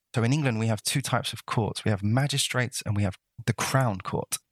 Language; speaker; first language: English; native; English